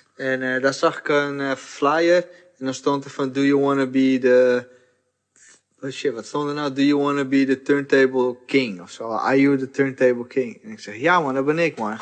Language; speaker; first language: Dutch; early bilingual, other home language; Portuguese